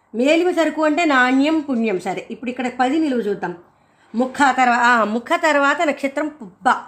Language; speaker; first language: Telugu; native; Telugu